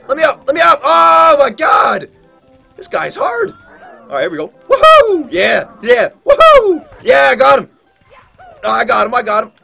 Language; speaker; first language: English; native; English